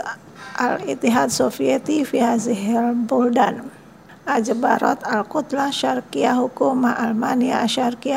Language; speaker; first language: Arabic; non-native, learner; Indonesian